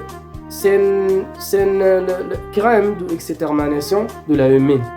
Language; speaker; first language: French; non-native, learner; Arabic